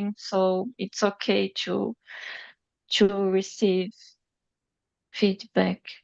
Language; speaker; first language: English; non-native, learner; Portuguese